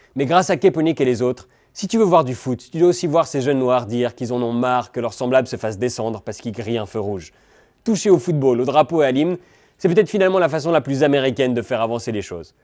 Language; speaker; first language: French; native; French